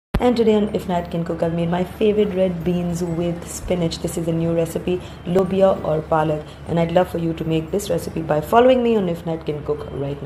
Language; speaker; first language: English; non-native, local second language; Urdu